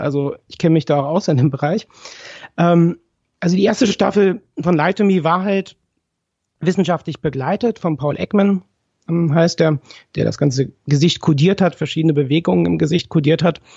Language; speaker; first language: German; native; German